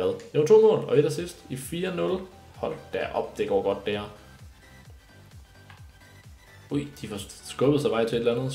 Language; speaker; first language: Danish; native; Danish